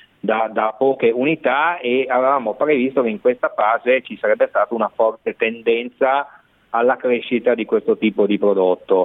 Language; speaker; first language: Italian; native; Italian